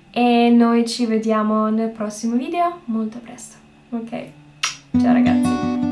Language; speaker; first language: Italian; native; Italian